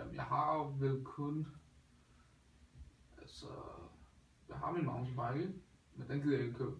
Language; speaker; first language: Danish; native; Danish